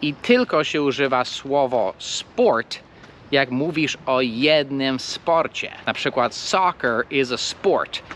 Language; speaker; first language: Polish; non-native, fluent; English